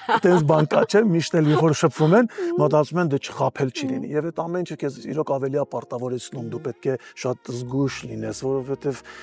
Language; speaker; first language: Armenian; early bilingual, heritage; Armenian